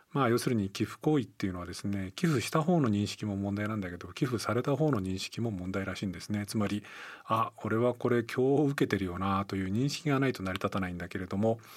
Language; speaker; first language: Japanese; native; Japanese